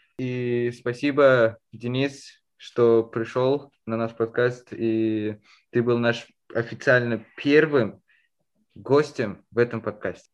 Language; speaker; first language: Russian; early bilingual, heritage; Russian